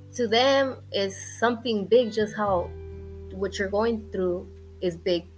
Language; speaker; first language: English; early bilingual, other home language; Spanish